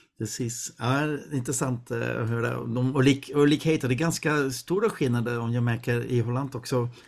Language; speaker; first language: Swedish; non-native, fluent; Dutch